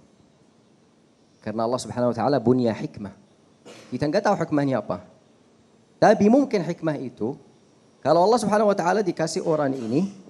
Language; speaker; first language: Indonesian; non-native, fluent; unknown